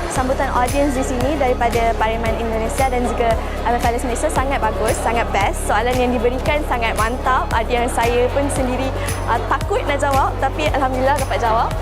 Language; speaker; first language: Malay; native; Malay